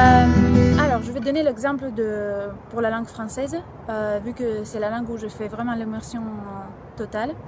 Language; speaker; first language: French; non-native, fluent; Greek